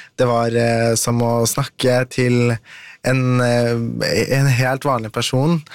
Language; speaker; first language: Norwegian; early bilingual, other home language; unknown